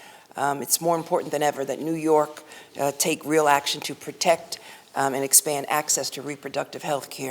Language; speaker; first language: English; native; English